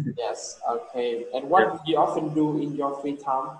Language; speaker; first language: English; non-native, learner; Vietnamese